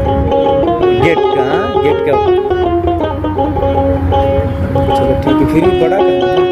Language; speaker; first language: Hindi; non-native, local second language; Bangla